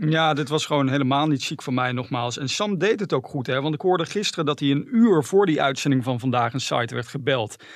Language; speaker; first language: Dutch; native; Dutch